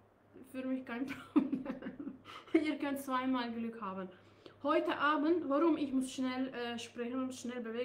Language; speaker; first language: German; non-native, learner; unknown